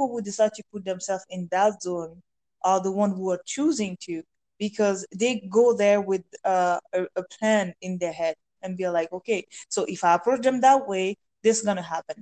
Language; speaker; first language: English; non-native, fluent; French